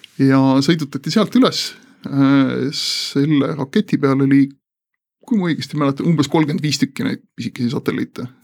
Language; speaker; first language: Estonian; native; Estonian